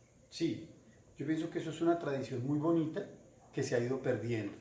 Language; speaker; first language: Spanish; native; Spanish